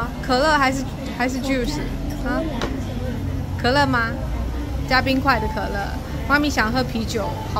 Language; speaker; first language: Chinese; non-native, learner; Japanese